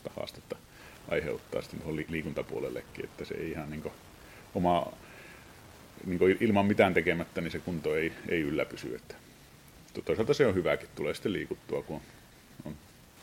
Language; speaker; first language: Finnish; native; Finnish